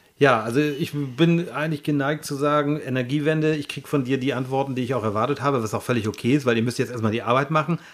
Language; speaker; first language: German; native; German